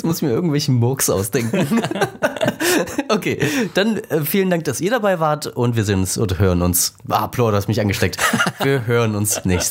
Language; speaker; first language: German; native; German